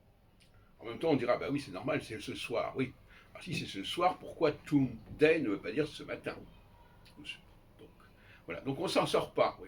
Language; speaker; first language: French; native; French